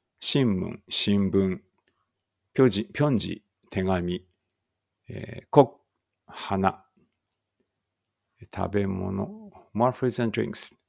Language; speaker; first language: Japanese; native; Japanese